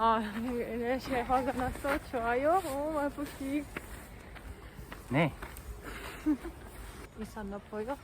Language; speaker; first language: Korean; non-native, learner; Ukrainian